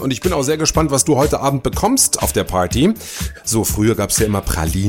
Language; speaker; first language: German; native; German